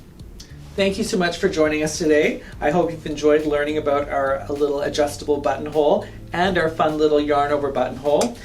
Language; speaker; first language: English; native; English